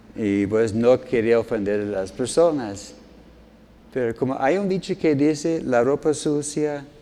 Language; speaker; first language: Spanish; non-native, fluent; English